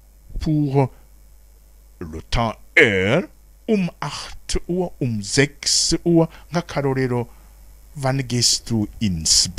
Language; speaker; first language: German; non-native, fluent; Rundi